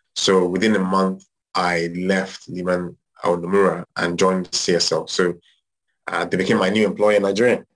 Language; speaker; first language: English; non-native, local second language; Yoruba